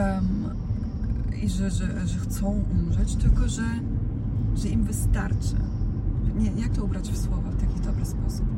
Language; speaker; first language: Polish; non-native, fluent; Croatian